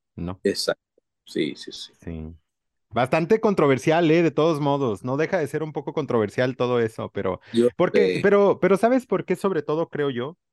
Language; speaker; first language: Spanish; native; Spanish